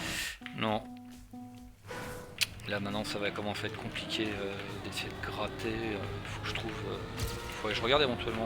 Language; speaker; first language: French; native; French